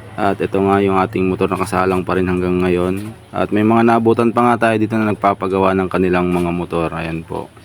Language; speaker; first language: Filipino; native; Filipino